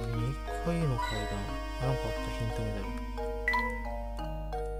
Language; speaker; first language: Japanese; native; Japanese